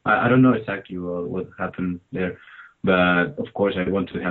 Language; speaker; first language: English; non-native, fluent; Spanish